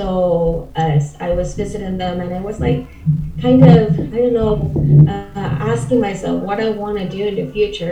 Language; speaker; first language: English; non-native, fluent; Spanish